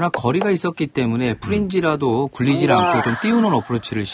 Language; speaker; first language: Korean; native; Korean